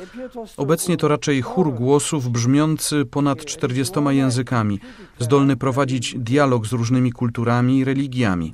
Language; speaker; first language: Polish; non-native, learner; German